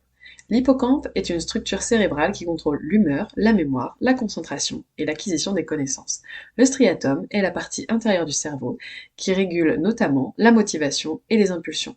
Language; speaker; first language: French; native; French